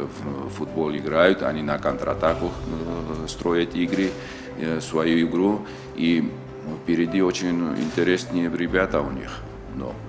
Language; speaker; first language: Russian; non-native, local second language; Tajik